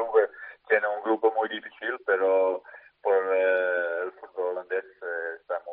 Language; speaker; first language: Spanish; non-native, fluent; Dutch